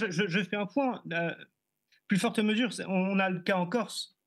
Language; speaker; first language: French; native; French